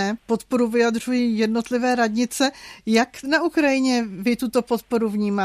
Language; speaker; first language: Czech; native; Czech